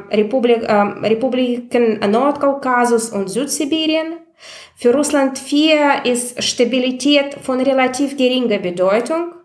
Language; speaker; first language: German; non-native, fluent; Russian